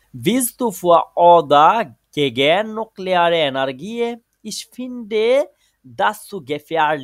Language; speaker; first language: German; non-native, fluent; Bangla